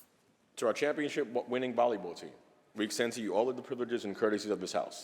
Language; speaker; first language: English; native; English